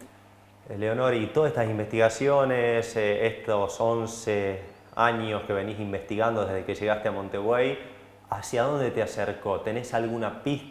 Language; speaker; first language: Spanish; native; Spanish